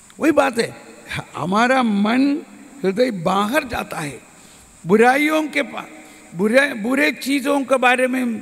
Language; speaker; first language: Hindi; non-native, local second language; Malayalam